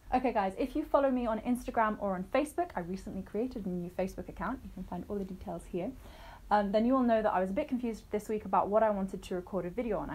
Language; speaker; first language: English; native; English